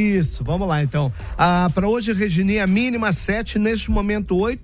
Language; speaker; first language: Portuguese; native; Portuguese